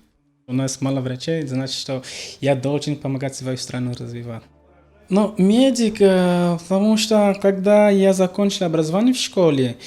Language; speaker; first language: Russian; non-native, learner; Portuguese